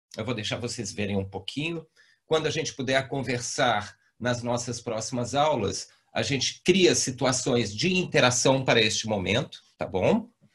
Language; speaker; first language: Portuguese; native; Portuguese